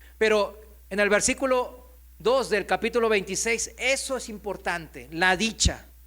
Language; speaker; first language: Spanish; non-native, fluent; Korean